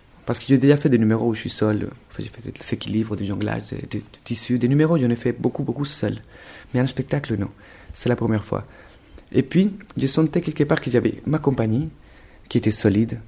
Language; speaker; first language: French; non-native, fluent; Spanish